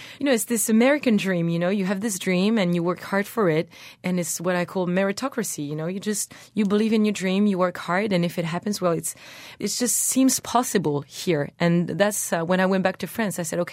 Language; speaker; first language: English; non-native, fluent; French